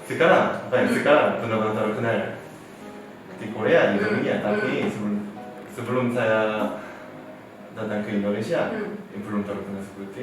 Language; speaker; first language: Indonesian; non-native, learner; Korean